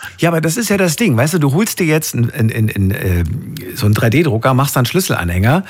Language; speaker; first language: German; native; German